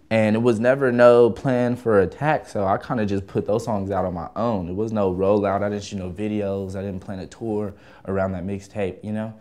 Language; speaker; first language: English; native; English